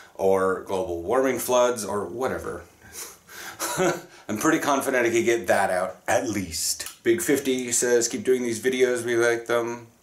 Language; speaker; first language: English; native; English